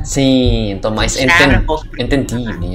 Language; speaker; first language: Portuguese; non-native, learner; Indonesian